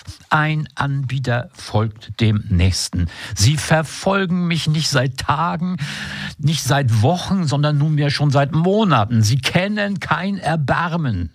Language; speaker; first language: German; native; German